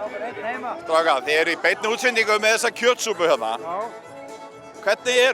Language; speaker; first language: Icelandic; native; Icelandic